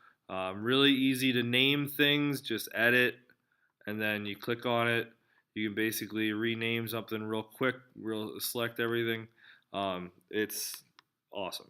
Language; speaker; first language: English; native; English